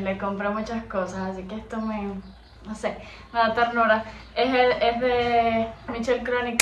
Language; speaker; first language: Spanish; native; Spanish